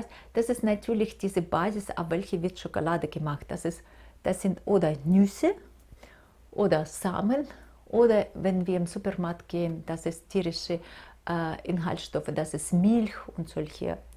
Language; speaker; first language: German; non-native, fluent; Russian